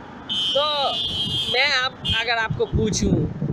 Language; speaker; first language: Hindi; non-native, learner; Bangla